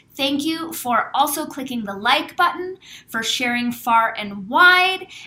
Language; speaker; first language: English; native; English